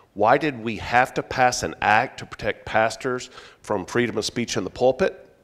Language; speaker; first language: English; native; English